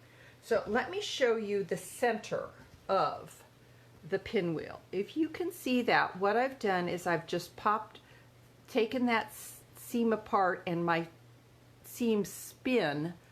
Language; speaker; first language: English; native; English